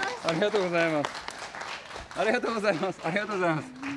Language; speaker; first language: Japanese; native; Japanese